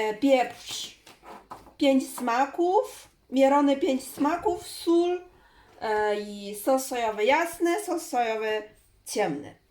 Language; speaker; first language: Polish; non-native, learner; Chinese